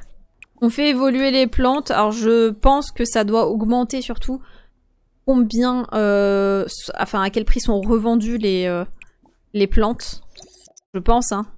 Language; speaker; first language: French; native; French